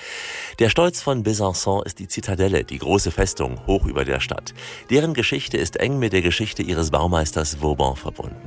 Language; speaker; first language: German; native; German